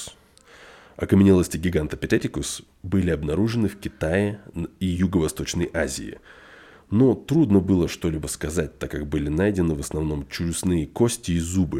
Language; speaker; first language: Russian; native; Russian